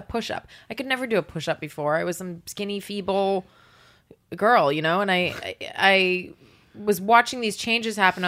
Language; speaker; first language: English; native; English